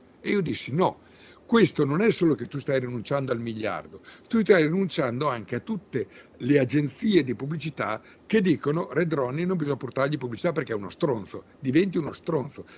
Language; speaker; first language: Italian; native; Italian